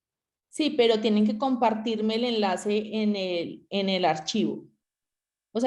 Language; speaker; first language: Spanish; native; Spanish